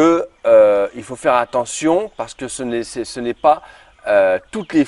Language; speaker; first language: French; native; French